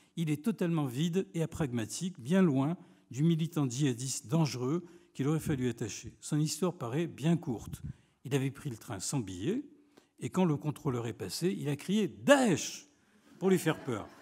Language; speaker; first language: French; native; French